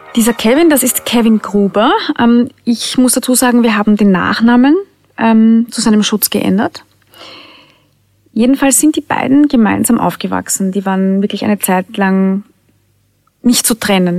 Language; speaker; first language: German; native; German